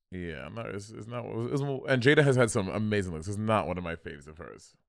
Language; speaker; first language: English; native; English